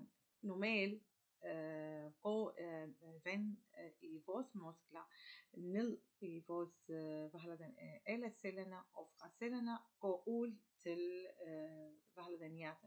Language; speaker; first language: Danish; non-native, learner; Arabic